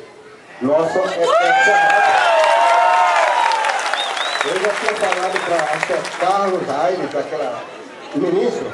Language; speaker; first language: Portuguese; non-native, local second language; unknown